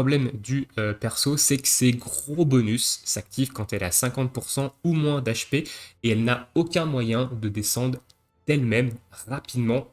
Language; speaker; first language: French; native; French